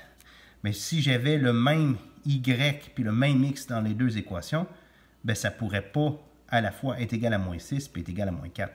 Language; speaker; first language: French; native; French